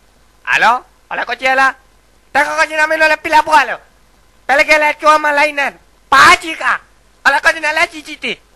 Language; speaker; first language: Finnish; non-native, learner; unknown